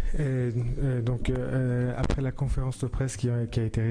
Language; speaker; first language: French; non-native, fluent; Turkish